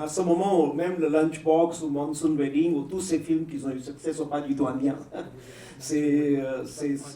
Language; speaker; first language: French; non-native, fluent; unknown